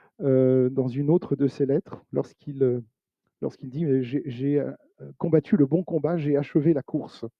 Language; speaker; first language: French; native; French